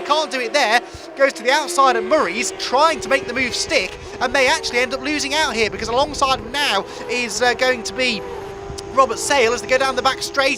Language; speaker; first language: English; native; English